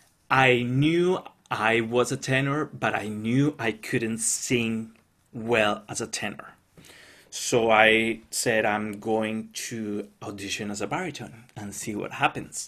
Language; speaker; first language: English; non-native, fluent; Spanish